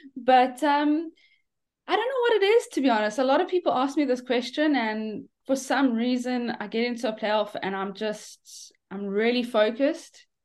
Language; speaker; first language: English; native; English